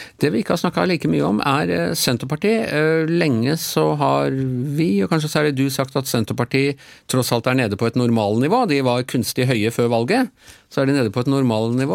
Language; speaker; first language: Norwegian; native; Norwegian